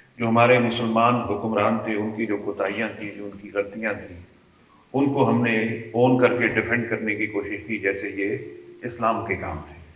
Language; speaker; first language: Urdu; non-native, local second language; Kashmiri